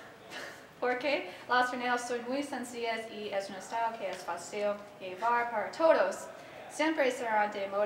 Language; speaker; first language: Spanish; non-native, learner; English